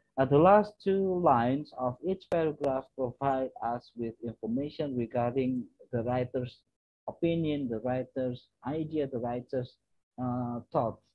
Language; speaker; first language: English; non-native, fluent; Indonesian